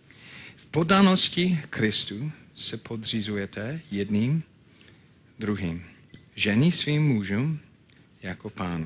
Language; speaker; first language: Czech; non-native, fluent; English